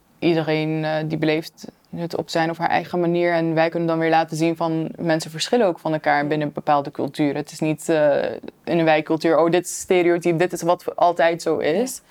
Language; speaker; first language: Dutch; early bilingual, other home language; Turkish